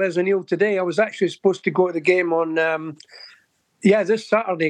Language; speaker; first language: English; native; English